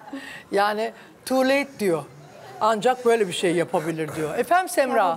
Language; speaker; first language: Turkish; native; Turkish